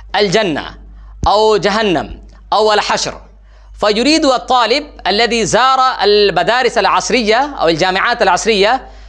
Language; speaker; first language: Arabic; non-native, fluent; Urdu